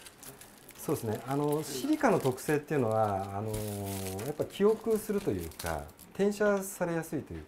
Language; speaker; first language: Japanese; native; Japanese